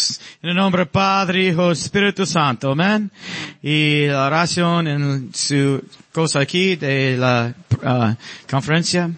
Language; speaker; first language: Spanish; non-native, learner; English